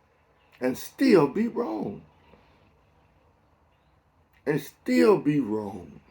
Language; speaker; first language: English; native; English